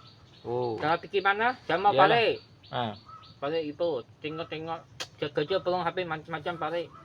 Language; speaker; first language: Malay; non-native, local second language; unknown